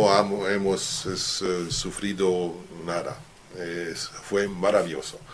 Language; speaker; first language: Spanish; non-native, learner; French